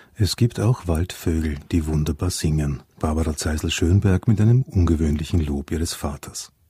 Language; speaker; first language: German; native; German